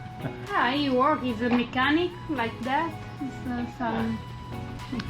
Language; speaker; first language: English; non-native, learner; Spanish